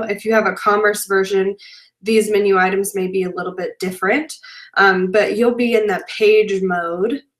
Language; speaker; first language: English; native; English